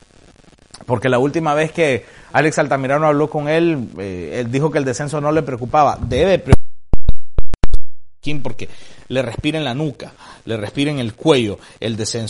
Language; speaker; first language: Spanish; native; Spanish